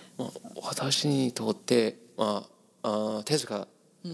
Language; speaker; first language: Japanese; non-native, learner; English